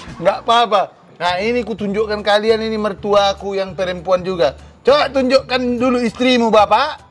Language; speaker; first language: Indonesian; native; Indonesian